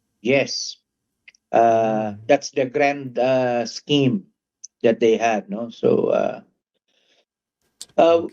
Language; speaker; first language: English; non-native, local second language; Filipino